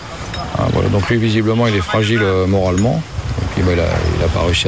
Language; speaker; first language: French; native; French